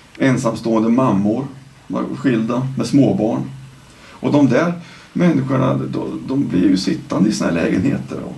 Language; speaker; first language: Swedish; native; Swedish